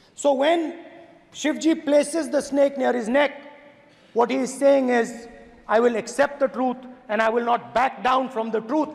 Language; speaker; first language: English; non-native, local second language; Hindi